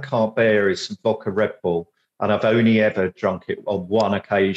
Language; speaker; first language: English; native; English